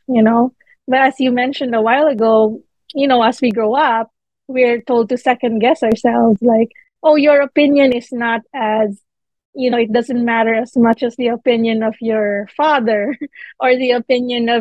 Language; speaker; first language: English; non-native, local second language; Filipino